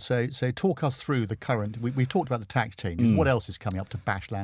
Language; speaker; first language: English; native; English